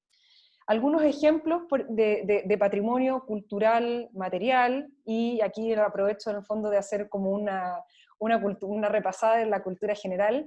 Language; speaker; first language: Spanish; native; Spanish